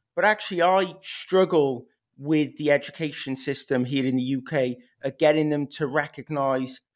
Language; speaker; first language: English; native; English